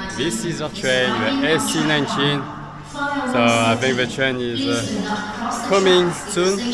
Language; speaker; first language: English; non-native, fluent; French